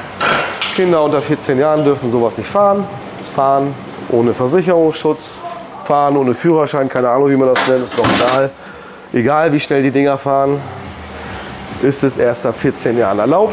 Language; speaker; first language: German; native; German